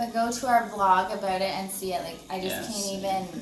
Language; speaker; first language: English; native; English